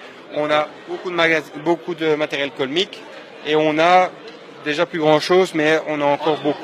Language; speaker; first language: French; native; French